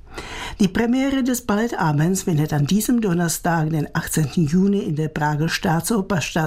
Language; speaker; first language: German; non-native, fluent; Czech